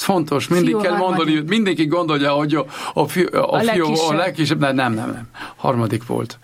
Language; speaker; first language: Hungarian; non-native, learner; German